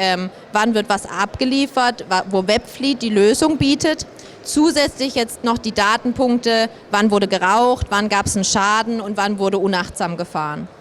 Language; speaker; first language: German; native; German